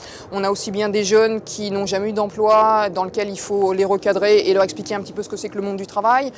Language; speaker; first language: French; native; French